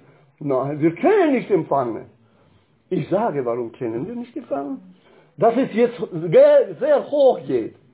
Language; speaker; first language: German; non-native, fluent; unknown